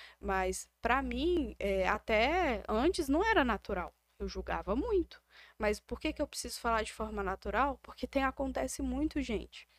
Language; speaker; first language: Portuguese; native; Portuguese